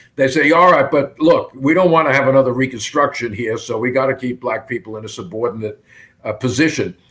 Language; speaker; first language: English; native; English